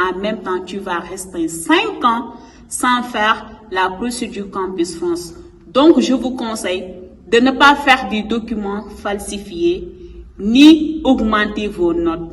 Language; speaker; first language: French; non-native, local second language; Wolof